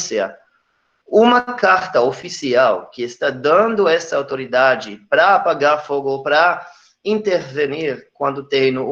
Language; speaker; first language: Portuguese; non-native, fluent; Hebrew